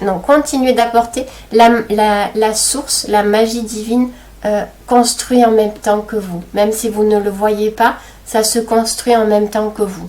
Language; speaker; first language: French; native; French